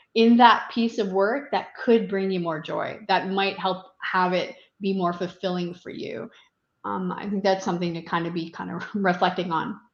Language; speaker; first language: English; native; English